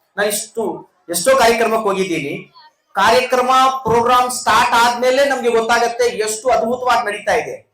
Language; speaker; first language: Kannada; non-native, local second language; Urdu